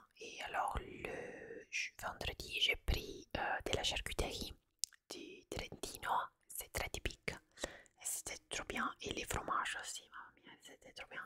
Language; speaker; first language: French; non-native, fluent; Italian